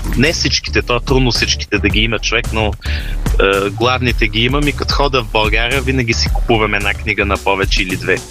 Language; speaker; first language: Bulgarian; early bilingual, heritage; Bulgarian